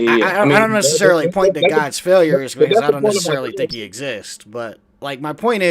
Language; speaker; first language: English; native; English